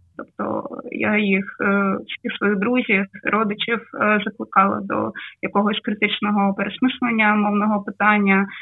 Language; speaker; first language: Ukrainian; non-native, local second language; Russian